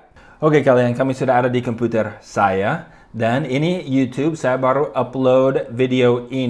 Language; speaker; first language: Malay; non-native, fluent; English